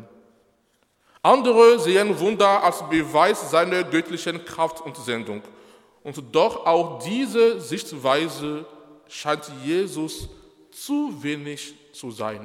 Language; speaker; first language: German; non-native, fluent; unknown